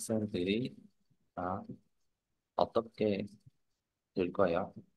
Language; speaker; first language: Korean; non-native, fluent; Vietnamese